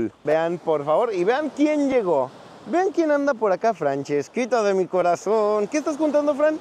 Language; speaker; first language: Spanish; native; Spanish